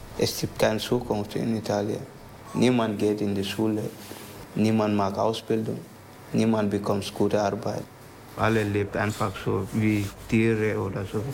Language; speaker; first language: German; non-native, learner; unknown